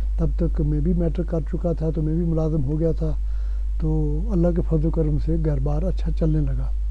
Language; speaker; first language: Urdu; non-native, local second language; Punjabi